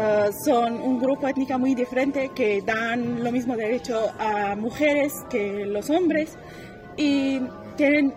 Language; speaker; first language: Spanish; non-native, learner; Persian